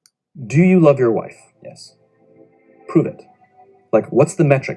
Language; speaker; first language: English; native; English